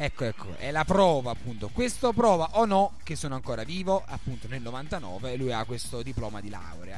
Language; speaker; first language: Italian; native; Italian